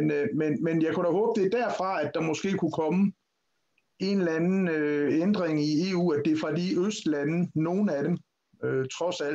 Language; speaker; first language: Danish; native; Danish